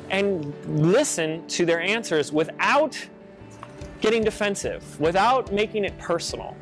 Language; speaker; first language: English; native; English